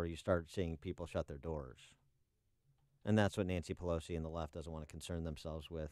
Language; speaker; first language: English; native; English